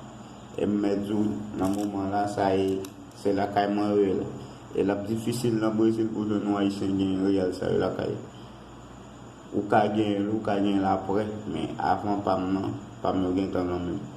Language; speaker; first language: French; non-native, learner; Haitian Creole